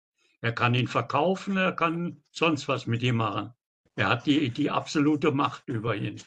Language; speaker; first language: German; native; German